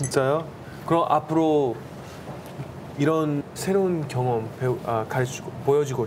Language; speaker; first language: Korean; non-native, learner; English